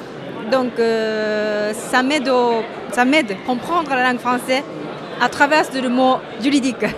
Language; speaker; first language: French; non-native, fluent; Japanese